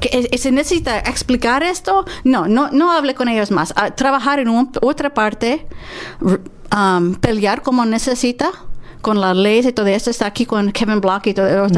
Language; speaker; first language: Spanish; non-native, learner; English